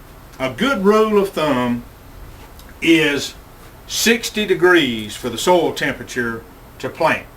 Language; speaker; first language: English; native; English